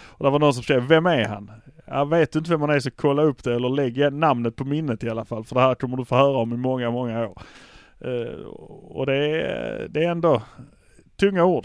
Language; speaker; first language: Swedish; native; Swedish